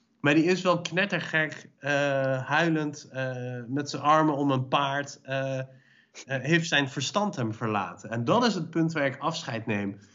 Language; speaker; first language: Dutch; early bilingual, other home language; Persian